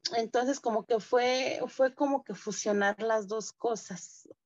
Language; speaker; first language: Spanish; non-native, local second language; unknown